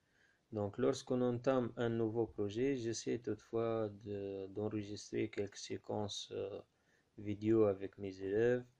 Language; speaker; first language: French; non-native, local second language; Arabic